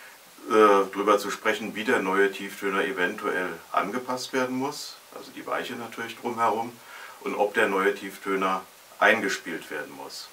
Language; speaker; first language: German; native; German